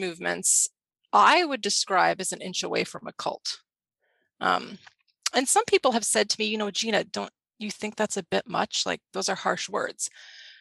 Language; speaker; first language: English; native; English